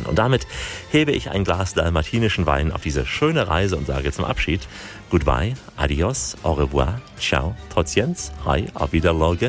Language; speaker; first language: German; native; German